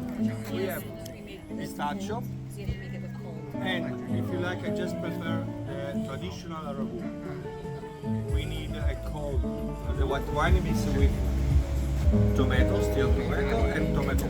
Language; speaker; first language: English; non-native, learner; Italian